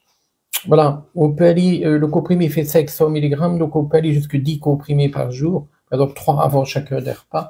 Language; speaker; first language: French; native; French